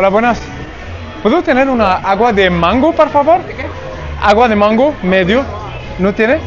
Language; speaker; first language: Spanish; non-native, learner; French